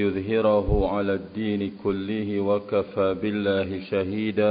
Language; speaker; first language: Arabic; non-native, fluent; Indonesian